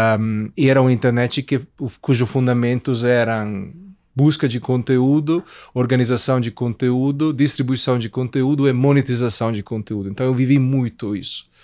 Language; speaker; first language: Portuguese; non-native, fluent; Italian